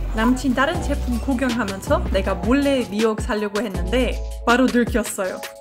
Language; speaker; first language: Korean; non-native, fluent; German